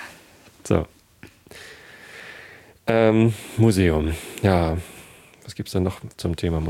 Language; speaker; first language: German; native; German